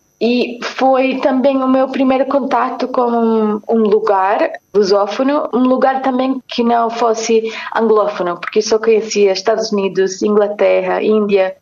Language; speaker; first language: Portuguese; non-native, fluent; English